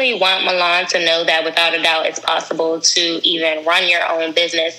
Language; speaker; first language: English; native; English